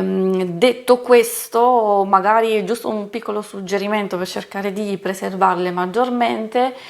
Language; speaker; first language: Italian; native; Italian